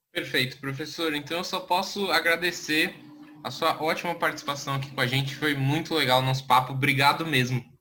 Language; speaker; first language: Portuguese; native; Portuguese